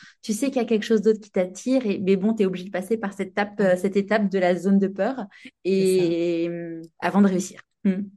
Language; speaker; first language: French; native; French